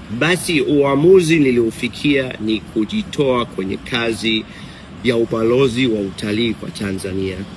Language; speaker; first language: Swahili; non-native, fluent; English